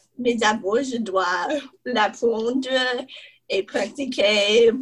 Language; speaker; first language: French; non-native, learner; English